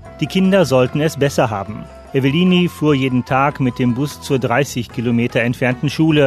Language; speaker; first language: German; native; German